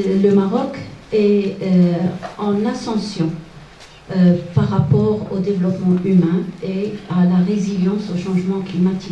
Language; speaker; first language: French; non-native, local second language; Arabic